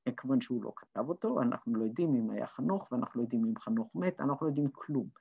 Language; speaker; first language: Hebrew; native; Hebrew